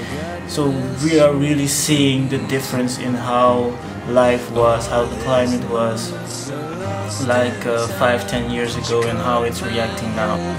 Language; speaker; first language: English; non-native, fluent; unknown